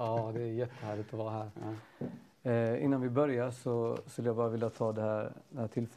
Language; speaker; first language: Swedish; native; Swedish